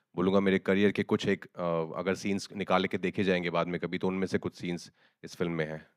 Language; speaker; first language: Hindi; native; Hindi